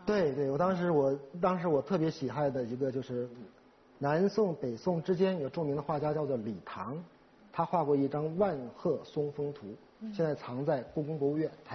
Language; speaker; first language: Chinese; native; Chinese